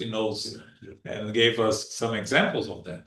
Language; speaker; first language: English; non-native, fluent; Portuguese